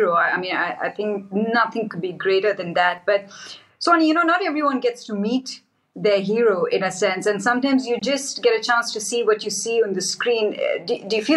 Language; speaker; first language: English; non-native, local second language; Hindi